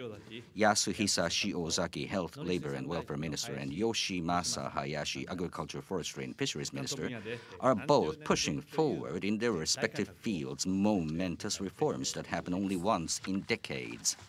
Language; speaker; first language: English; non-native, fluent; Japanese